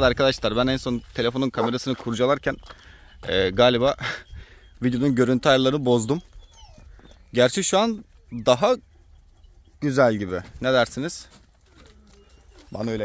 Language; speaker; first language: Turkish; native; Turkish